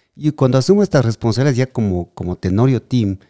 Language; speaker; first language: Spanish; native; Spanish